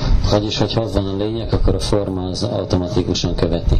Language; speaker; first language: Hungarian; native; Hungarian